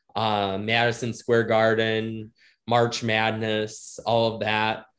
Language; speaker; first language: English; native; English